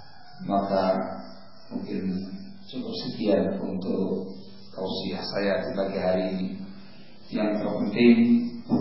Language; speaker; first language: Indonesian; native; Indonesian